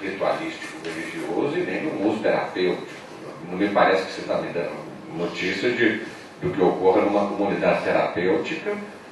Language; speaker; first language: Portuguese; native; Portuguese